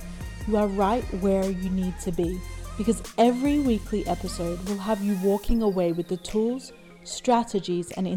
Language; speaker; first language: English; native; English